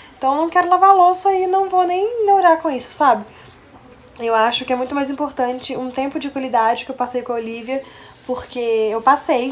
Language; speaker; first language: Portuguese; native; Portuguese